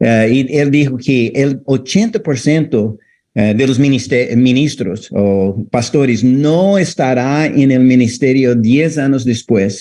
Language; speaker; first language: Spanish; non-native, fluent; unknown